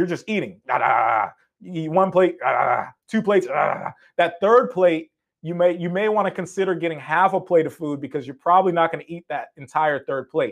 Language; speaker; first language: English; native; English